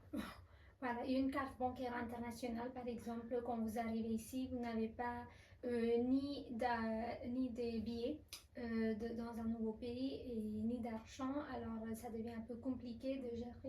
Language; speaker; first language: French; non-native, fluent; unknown